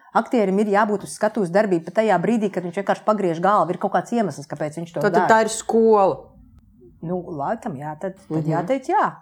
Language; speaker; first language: Latvian; native; Latvian